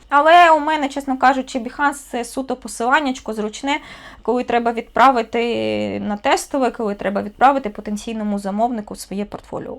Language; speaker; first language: Ukrainian; non-native, local second language; Russian